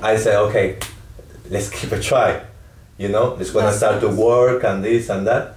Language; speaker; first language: English; non-native, learner; Spanish